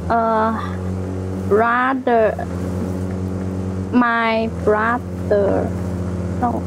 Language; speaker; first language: English; non-native, learner; Chinese